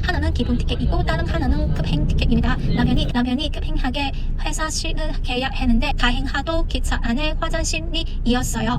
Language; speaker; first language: Korean; non-native, learner; Cantonese